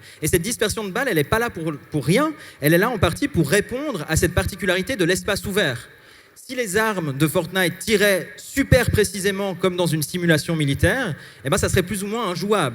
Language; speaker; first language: French; native; French